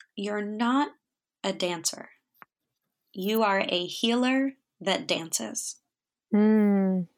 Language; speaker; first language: English; native; English